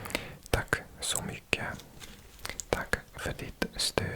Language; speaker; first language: Swedish; non-native, learner; English